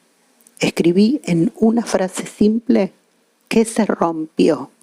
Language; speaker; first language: Spanish; native; Spanish